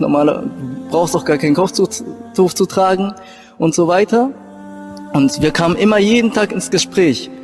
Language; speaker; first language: German; early bilingual, other home language; Japanese